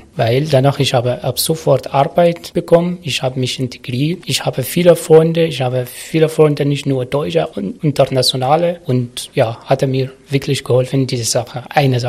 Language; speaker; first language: German; non-native, learner; Arabic